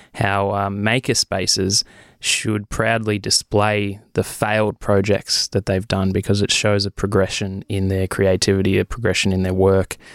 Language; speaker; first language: English; native; English